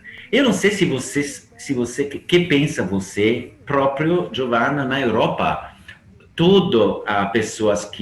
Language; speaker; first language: Portuguese; non-native, fluent; Italian